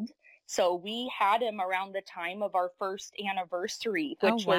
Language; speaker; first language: English; native; English